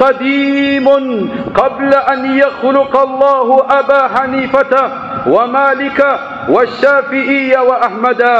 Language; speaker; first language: Arabic; non-native, fluent; Swahili